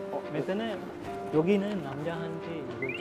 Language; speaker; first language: Korean; non-native, learner; Sinhala